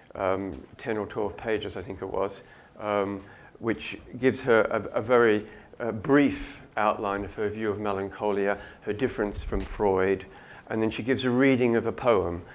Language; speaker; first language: English; native; English